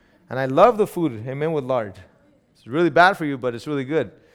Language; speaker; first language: English; early bilingual, other home language; Spanish